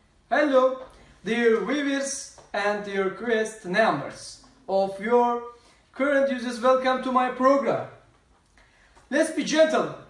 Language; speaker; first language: English; non-native, learner; Turkish